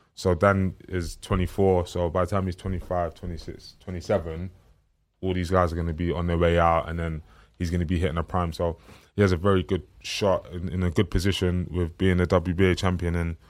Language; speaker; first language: English; native; English